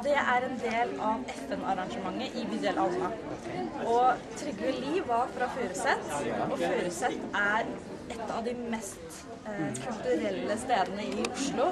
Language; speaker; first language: Norwegian; native; Norwegian